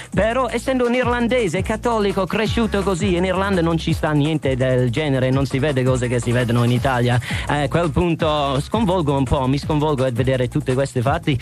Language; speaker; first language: Italian; non-native, fluent; English